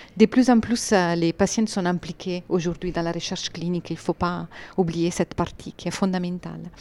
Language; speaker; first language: French; non-native, fluent; Italian